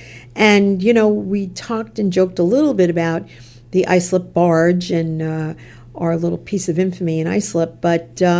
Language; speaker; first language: English; native; English